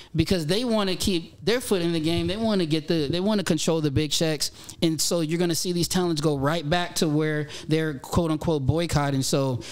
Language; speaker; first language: English; native; English